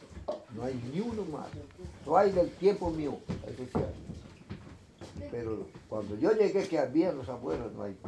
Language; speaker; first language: Spanish; non-native, local second language; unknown